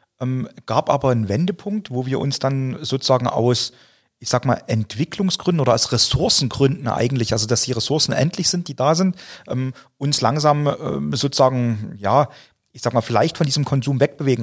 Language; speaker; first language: German; native; German